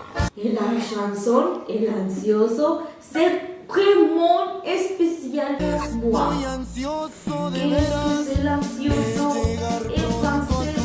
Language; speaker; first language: French; non-native, learner; Spanish